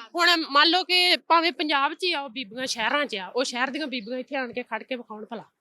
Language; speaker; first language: Punjabi; native; Punjabi